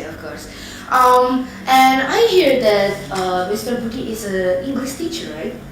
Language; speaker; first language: English; non-native, learner; Indonesian